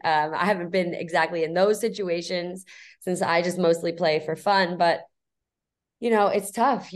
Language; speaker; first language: English; native; English